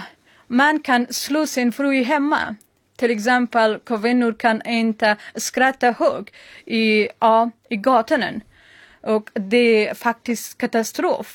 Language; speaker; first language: Swedish; non-native, learner; Persian